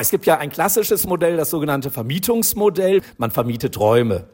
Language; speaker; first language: German; native; German